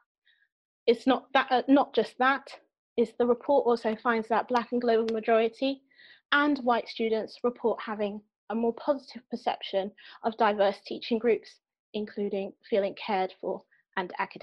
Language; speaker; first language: English; native; English